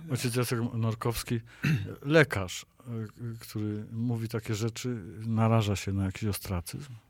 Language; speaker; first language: Polish; native; Polish